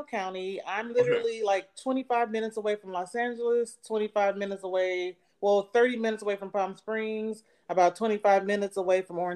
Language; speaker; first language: English; native; English